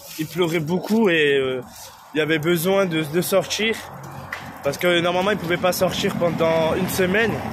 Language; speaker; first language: French; native; French